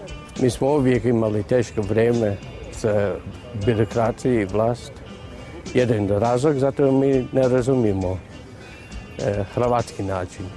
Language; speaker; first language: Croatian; non-native, learner; English